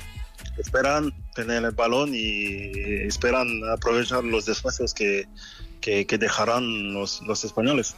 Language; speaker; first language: Spanish; non-native, fluent; French